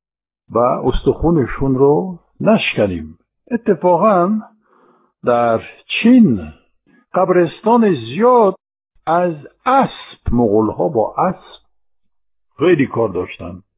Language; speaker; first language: Persian; non-native, fluent; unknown